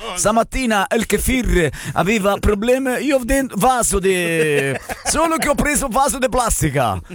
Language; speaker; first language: Italian; native; Italian